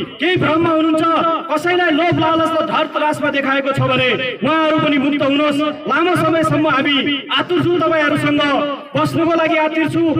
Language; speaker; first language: Nepali; native; Nepali